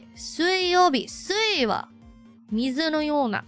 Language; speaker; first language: Japanese; non-native, fluent; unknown